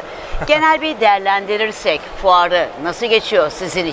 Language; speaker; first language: Turkish; native; Turkish